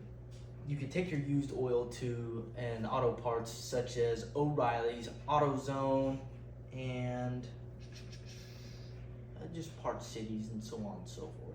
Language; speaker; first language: English; native; English